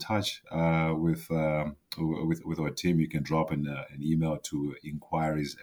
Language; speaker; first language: English; non-native, local second language; Shona